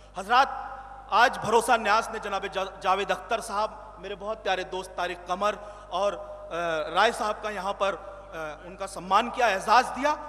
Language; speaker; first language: Urdu; non-native, local second language; Hindi